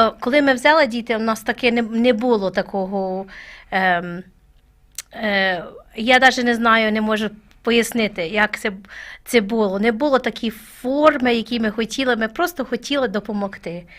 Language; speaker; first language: Ukrainian; non-native, learner; English